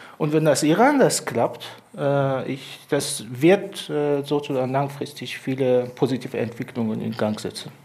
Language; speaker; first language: German; non-native, fluent; Persian